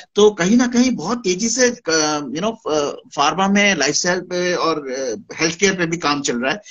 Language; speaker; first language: Hindi; native; Hindi